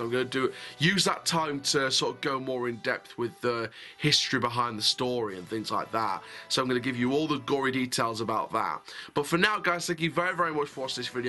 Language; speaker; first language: English; native; English